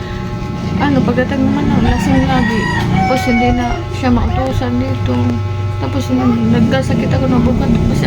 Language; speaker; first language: Filipino; non-native, local second language; Waray